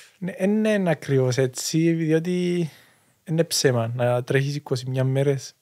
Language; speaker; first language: Greek; native; Greek